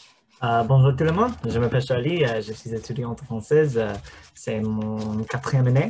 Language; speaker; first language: French; non-native, learner; English